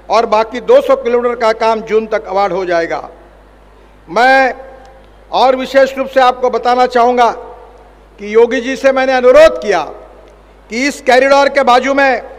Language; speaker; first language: Hindi; non-native, local second language; Marathi